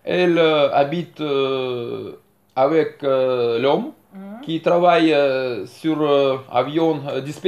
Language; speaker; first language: French; non-native, learner; Russian